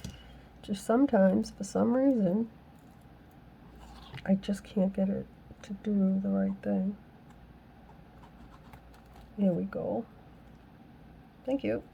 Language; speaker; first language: English; native; English